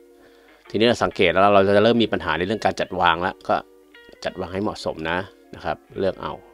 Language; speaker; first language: Thai; native; Thai